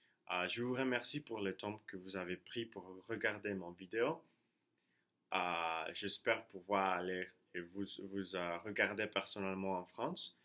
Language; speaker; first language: French; non-native, learner; Spanish